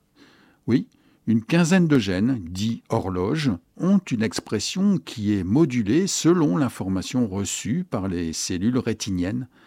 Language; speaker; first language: French; native; French